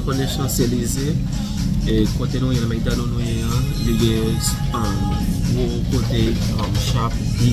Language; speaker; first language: French; non-native, learner; Haitian Creole